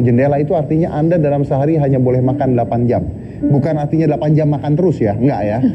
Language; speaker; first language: Indonesian; native; Indonesian